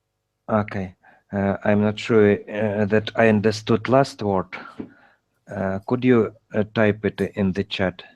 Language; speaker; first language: English; non-native, learner; Russian